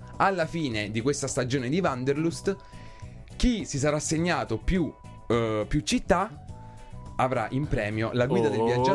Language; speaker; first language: Italian; native; Italian